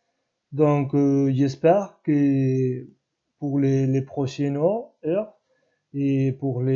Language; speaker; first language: French; non-native, learner; Spanish